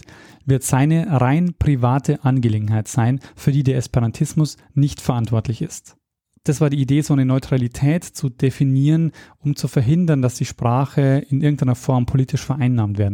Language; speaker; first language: German; native; German